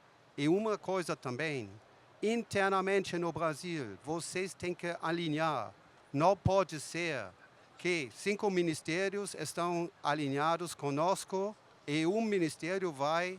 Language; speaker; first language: Portuguese; non-native, fluent; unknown